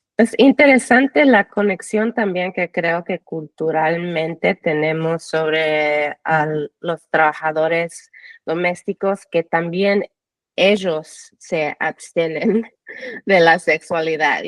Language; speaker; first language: Spanish; early bilingual, heritage; English